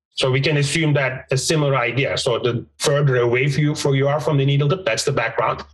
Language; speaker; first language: English; non-native, fluent; Turkish